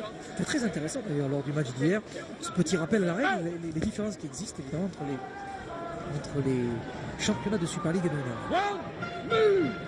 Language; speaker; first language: French; native; French